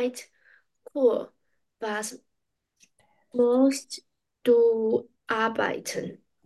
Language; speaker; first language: German; non-native, learner; Chinese